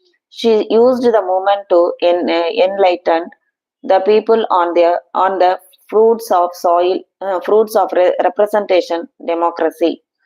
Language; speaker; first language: English; non-native, local second language; Tamil